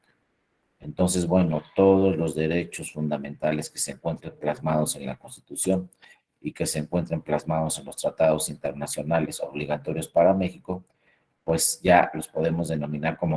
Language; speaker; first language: Spanish; native; Spanish